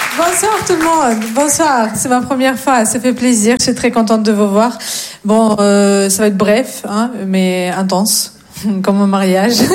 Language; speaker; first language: French; non-native, fluent; Russian